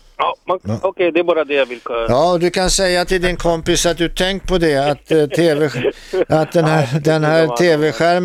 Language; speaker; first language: Swedish; non-native, local second language; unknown